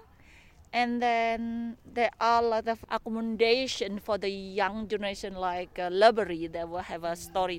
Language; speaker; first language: English; non-native, learner; Indonesian